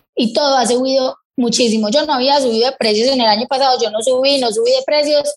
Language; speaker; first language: Spanish; native; Spanish